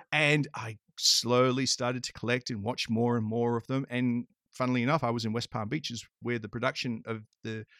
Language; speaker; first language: English; native; English